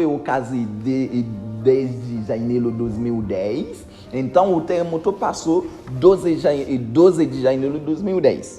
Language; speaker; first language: Portuguese; non-native, learner; Haitian Creole